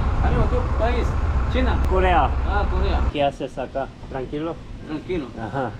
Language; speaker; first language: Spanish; non-native, learner; Korean